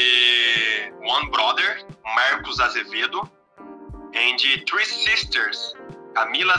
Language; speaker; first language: English; non-native, learner; Portuguese